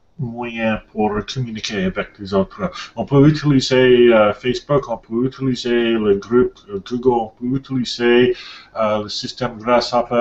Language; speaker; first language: French; non-native, learner; English